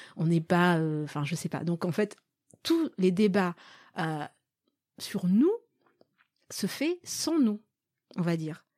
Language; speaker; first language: French; early bilingual, other home language; Malagasy